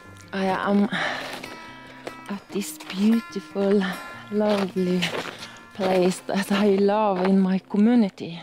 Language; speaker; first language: English; non-native, learner; Norwegian